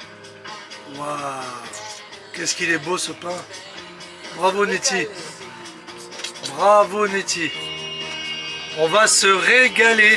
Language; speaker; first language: French; native; French